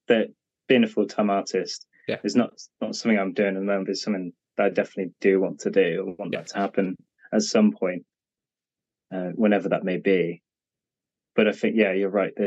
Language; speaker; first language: English; native; English